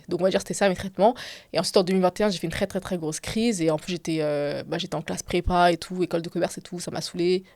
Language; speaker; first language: French; native; French